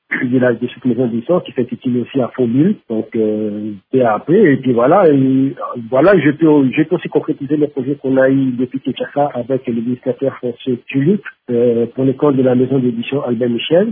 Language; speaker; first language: French; non-native, local second language; Lingala